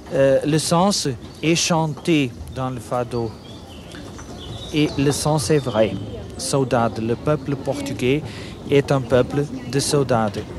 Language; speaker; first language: French; non-native, fluent; Portuguese